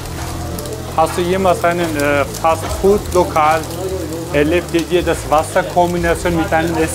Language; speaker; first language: German; non-native, fluent; Turkish